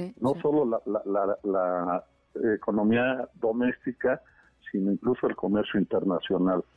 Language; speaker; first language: Spanish; native; Spanish